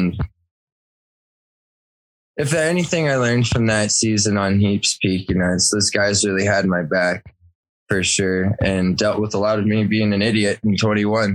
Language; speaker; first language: English; native; English